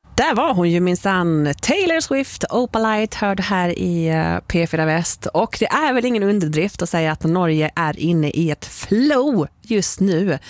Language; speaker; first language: Swedish; native; Swedish